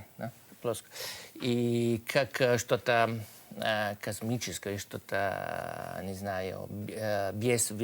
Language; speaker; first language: Russian; non-native, fluent; Italian